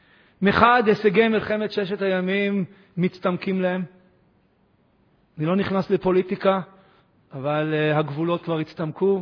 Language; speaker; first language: Hebrew; native; Hebrew